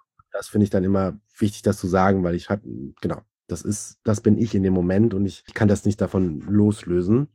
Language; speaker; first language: German; early bilingual, other home language; Turkish